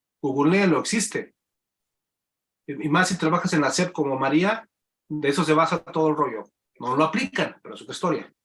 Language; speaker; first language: Spanish; native; Spanish